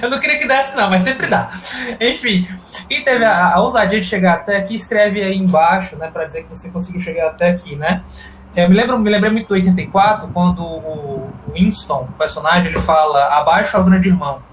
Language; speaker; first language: Portuguese; native; Portuguese